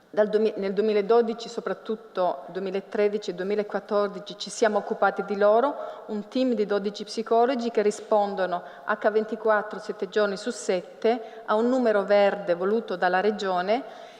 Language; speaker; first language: Italian; native; Italian